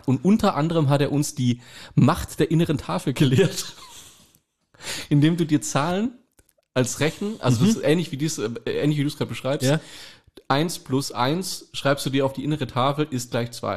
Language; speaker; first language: German; native; German